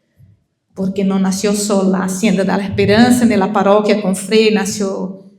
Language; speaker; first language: Spanish; non-native, learner; Portuguese